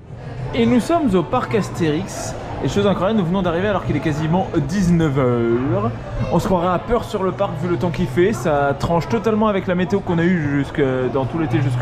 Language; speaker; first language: French; native; French